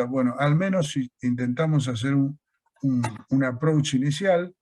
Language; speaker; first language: Spanish; native; Spanish